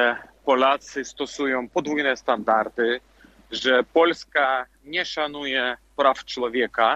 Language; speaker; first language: Polish; non-native, fluent; Belarusian